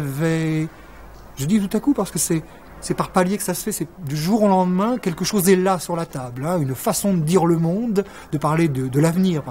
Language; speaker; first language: French; native; French